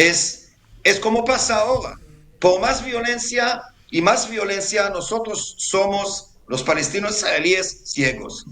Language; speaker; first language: Spanish; non-native, fluent; Hebrew